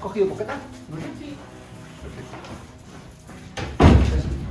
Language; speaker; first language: Spanish; native; Spanish